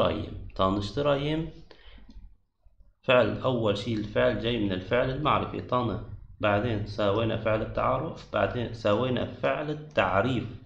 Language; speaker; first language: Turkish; non-native, fluent; Arabic